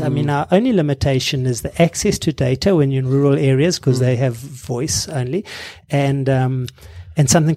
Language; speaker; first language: English; native; English